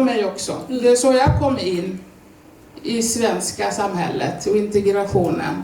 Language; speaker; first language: Swedish; non-native, fluent; Swahili